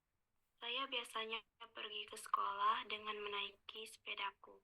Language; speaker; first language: Indonesian; native; Indonesian